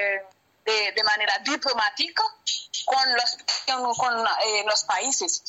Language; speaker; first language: Spanish; non-native, learner; Haitian Creole